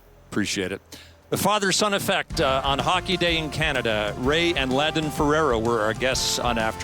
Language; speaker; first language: English; native; English